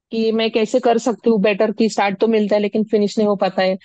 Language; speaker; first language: Hindi; non-native, local second language; Marathi